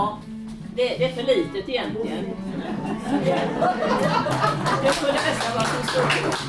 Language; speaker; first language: Swedish; native; Swedish